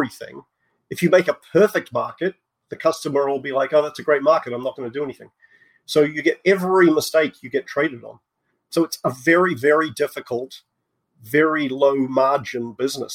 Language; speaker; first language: English; native; English